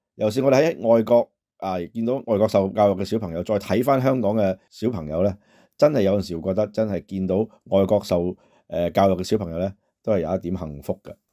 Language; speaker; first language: Cantonese; native; Cantonese